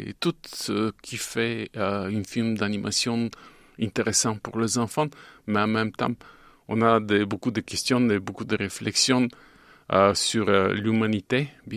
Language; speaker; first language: French; non-native, fluent; Bulgarian